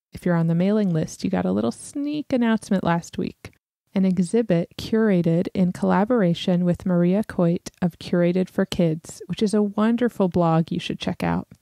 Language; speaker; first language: English; native; English